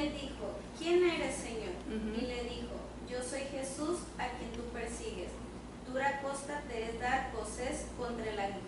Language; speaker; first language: Spanish; native; Spanish